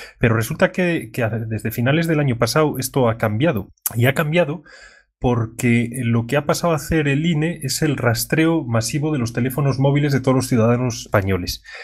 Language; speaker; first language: Spanish; native; Spanish